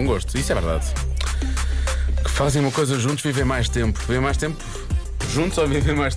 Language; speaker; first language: Portuguese; native; Portuguese